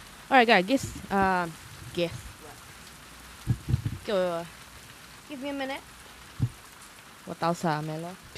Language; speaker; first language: English; non-native, local second language; Chinese